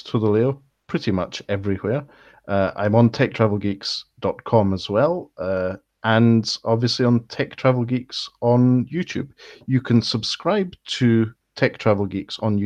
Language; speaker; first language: English; native; English